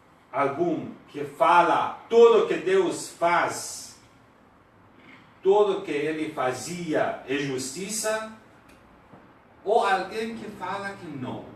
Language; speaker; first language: Portuguese; non-native, learner; Persian